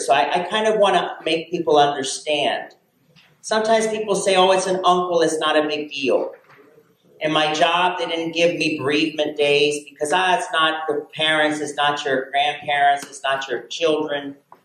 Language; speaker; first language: English; native; English